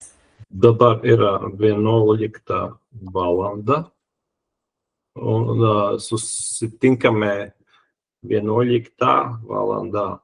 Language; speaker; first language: Lithuanian; non-native, learner; Latvian